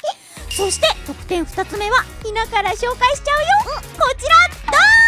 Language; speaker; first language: Japanese; native; Japanese